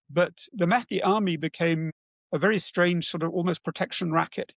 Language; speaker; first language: English; native; English